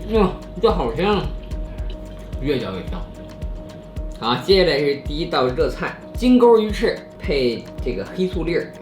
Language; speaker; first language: Chinese; native; Chinese